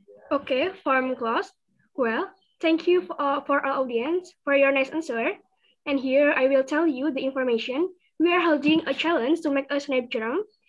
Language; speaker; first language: English; non-native, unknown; Indonesian